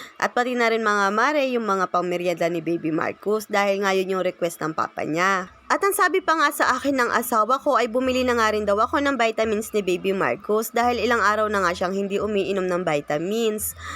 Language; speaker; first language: Filipino; native; Filipino